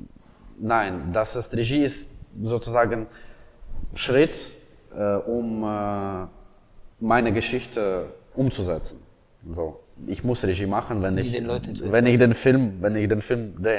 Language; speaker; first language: German; non-native, fluent; Russian